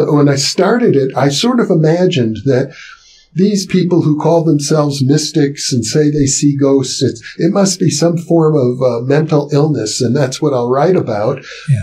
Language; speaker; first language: English; native; English